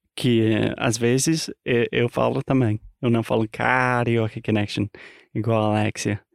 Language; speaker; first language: Portuguese; non-native, fluent; English